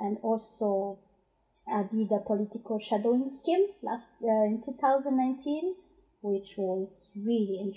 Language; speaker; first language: English; non-native, fluent; Rundi